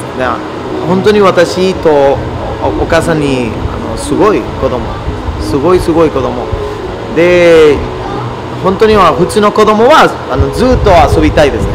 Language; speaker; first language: Japanese; non-native, learner; Spanish